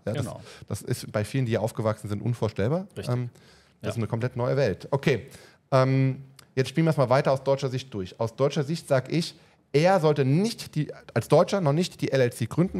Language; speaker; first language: German; native; German